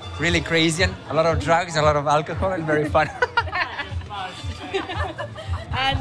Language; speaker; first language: English; non-native, learner; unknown